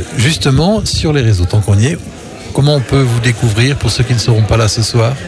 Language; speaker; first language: French; native; French